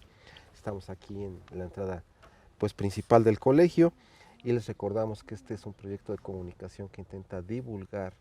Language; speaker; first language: Spanish; native; Spanish